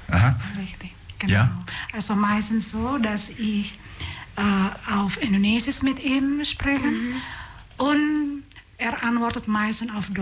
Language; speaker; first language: German; non-native, fluent; Indonesian